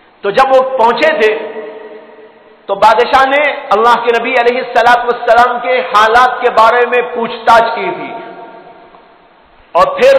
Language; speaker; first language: Urdu; native; Urdu